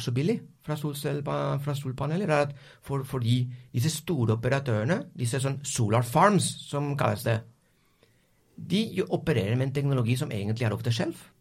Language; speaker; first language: Norwegian; non-native, fluent; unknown